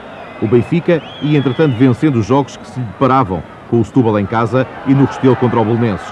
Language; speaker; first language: Portuguese; native; Portuguese